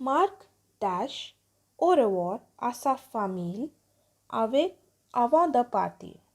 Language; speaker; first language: French; non-native, fluent; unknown